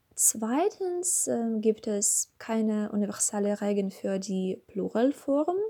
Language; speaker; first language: German; non-native, learner; Russian